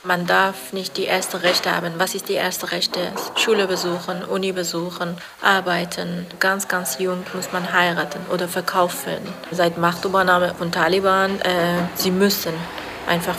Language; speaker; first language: German; non-native, learner; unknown